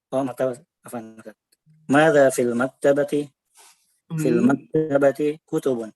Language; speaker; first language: Arabic; non-native, learner; Indonesian